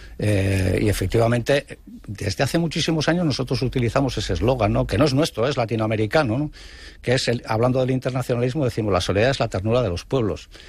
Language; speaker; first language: Spanish; non-native, local second language; Basque